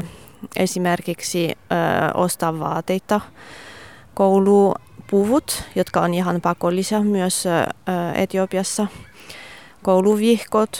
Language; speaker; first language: Finnish; non-native, fluent; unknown